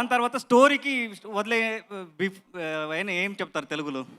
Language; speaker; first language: Telugu; non-native, learner; Kannada